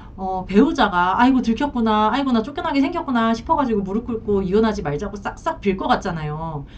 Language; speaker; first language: Korean; native; Korean